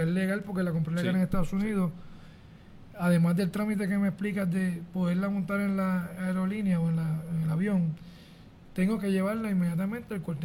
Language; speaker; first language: Spanish; native; Spanish